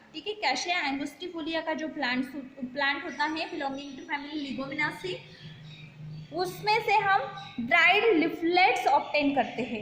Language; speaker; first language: Hindi; non-native, local second language; Marathi